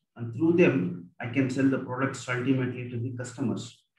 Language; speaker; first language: English; non-native, local second language; Kannada